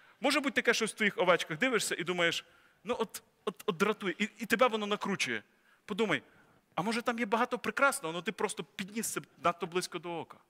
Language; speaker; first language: Ukrainian; native; Ukrainian